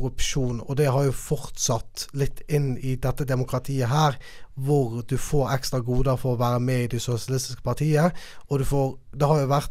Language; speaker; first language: Norwegian; native; Norwegian